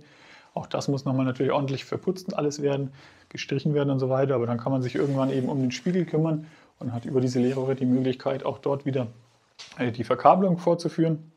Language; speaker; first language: German; native; German